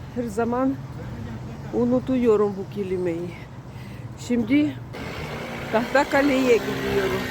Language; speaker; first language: Turkish; non-native, learner; Russian